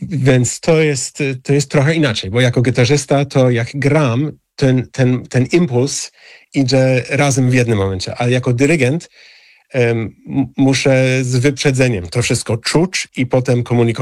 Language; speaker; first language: Polish; non-native, fluent; English